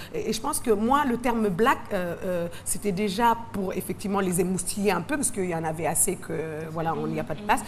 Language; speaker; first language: French; non-native, local second language; Wolof